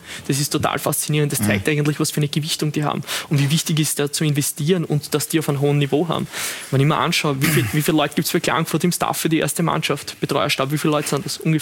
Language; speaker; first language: German; native; German